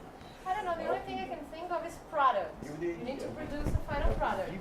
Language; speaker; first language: English; non-native, fluent; Portuguese